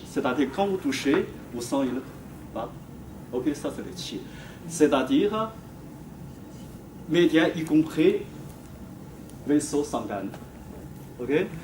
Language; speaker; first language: French; non-native, fluent; Chinese